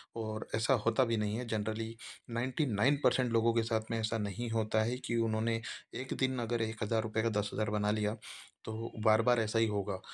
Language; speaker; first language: Hindi; native; Hindi